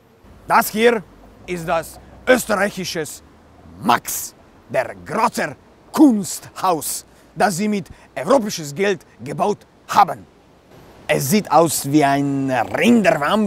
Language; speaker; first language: German; non-native, learner; Slovenian